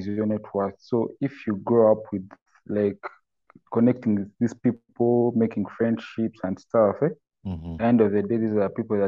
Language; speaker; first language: English; non-native, local second language; Ganda